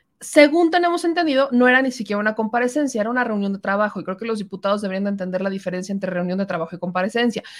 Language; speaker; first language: Spanish; native; Spanish